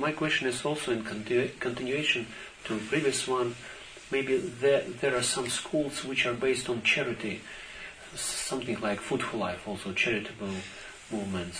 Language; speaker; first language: English; non-native, fluent; Russian